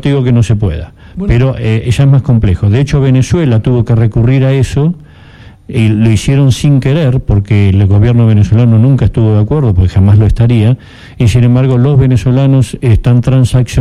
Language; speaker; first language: Spanish; native; Spanish